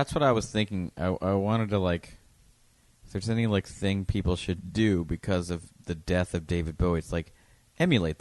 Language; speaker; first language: English; native; English